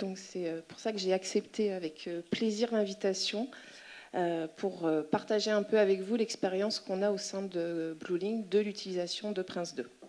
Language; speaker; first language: French; native; French